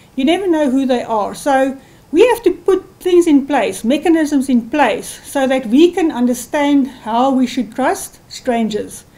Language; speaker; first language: English; non-native, local second language; Afrikaans